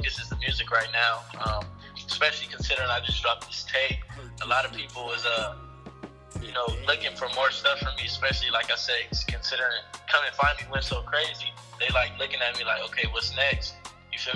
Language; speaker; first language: English; native; English